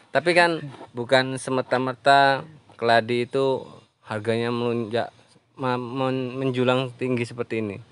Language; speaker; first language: Indonesian; native; Indonesian